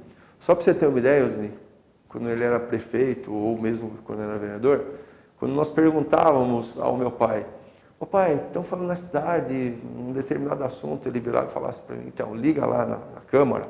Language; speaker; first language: Portuguese; native; Portuguese